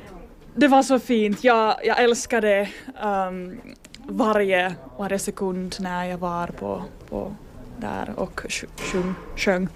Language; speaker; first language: Swedish; non-native, fluent; Finnish